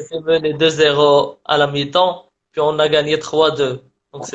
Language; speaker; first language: French; non-native, local second language; Arabic